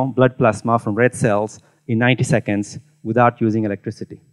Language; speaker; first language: English; non-native, local second language; Tamil